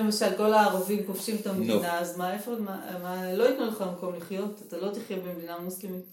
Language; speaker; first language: Hebrew; native; Hebrew